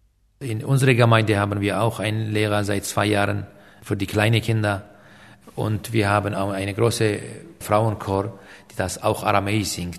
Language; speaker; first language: German; non-native, fluent; Aramaic